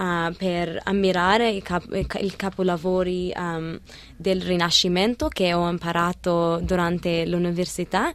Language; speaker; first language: Italian; early bilingual, other home language; Arabic